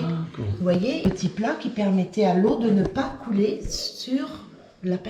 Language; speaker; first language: French; native; French